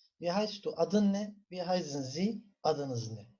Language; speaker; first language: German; non-native, fluent; Turkish